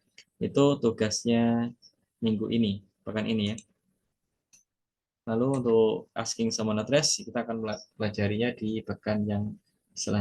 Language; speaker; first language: Indonesian; native; Indonesian